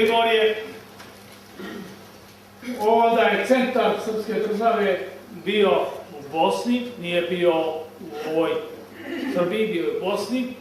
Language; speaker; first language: Bosnian; native; Bosnian